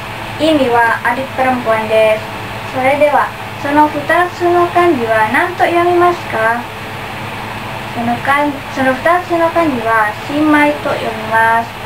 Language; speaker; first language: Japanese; non-native, learner; Indonesian